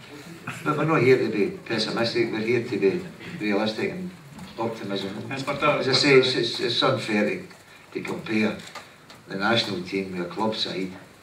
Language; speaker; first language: English; native; English